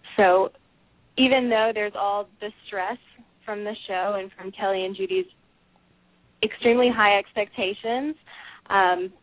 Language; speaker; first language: English; native; English